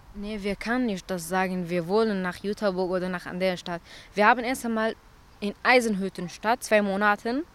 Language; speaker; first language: German; non-native, fluent; Arabic